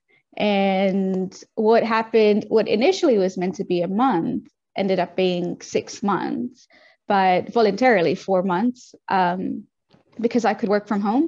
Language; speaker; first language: English; native; English